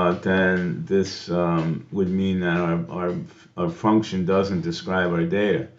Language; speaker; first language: English; native; English